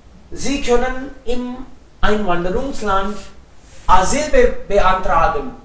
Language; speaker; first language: German; non-native, fluent; Hindi